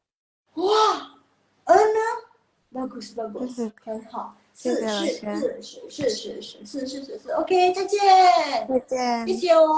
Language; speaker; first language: Chinese; non-native, fluent; Indonesian